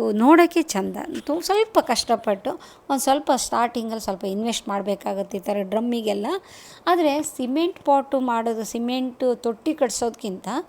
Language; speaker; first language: Kannada; native; Kannada